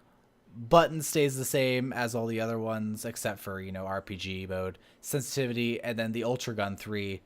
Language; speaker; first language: English; native; English